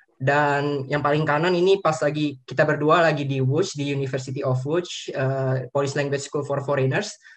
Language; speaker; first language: Indonesian; native; Indonesian